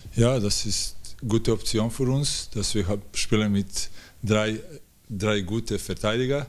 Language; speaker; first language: German; non-native, learner; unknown